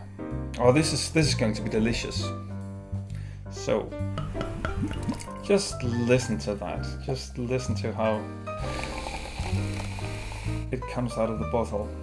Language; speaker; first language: English; non-native, fluent; Danish